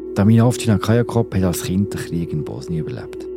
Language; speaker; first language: German; native; German